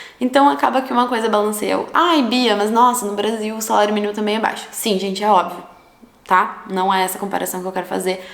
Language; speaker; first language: Portuguese; native; Portuguese